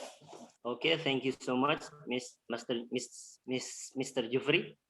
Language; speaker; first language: English; non-native, fluent; Indonesian